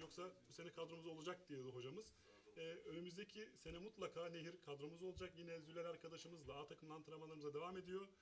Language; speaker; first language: Turkish; native; Turkish